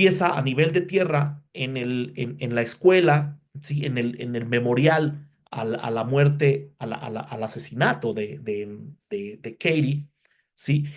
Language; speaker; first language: Spanish; native; Spanish